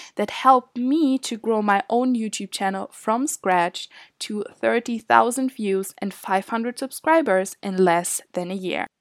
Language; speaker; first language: English; non-native, fluent; German